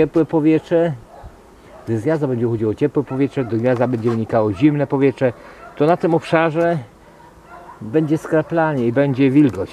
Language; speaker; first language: Polish; native; Polish